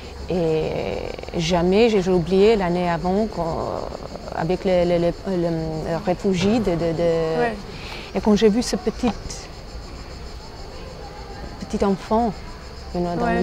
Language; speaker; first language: French; non-native, fluent; Albanian